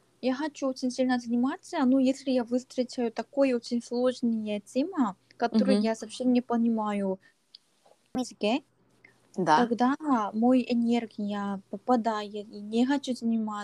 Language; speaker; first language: Russian; non-native, learner; Korean